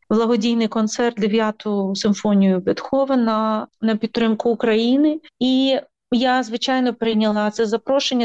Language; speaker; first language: Ukrainian; native; Ukrainian